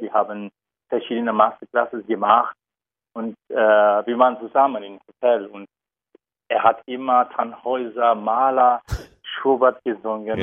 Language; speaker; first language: German; non-native, learner; Turkish